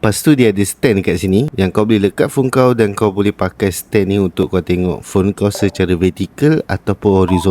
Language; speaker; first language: Malay; native; Malay